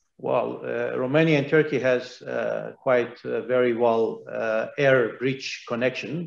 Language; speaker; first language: English; non-native, fluent; Turkish